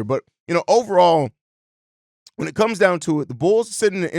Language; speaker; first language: English; native; English